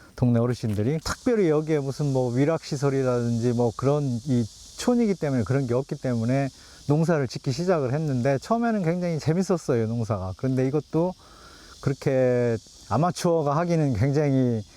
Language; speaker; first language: Korean; native; Korean